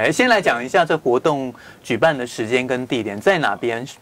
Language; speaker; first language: Chinese; native; Chinese